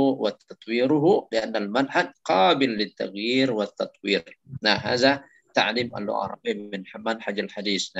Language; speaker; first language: Arabic; non-native, fluent; Indonesian